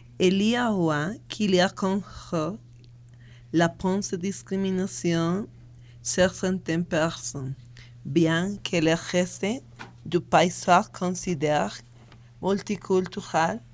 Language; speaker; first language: French; non-native, learner; Spanish